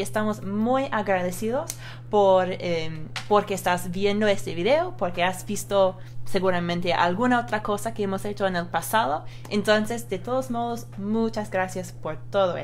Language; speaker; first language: Spanish; non-native, fluent; English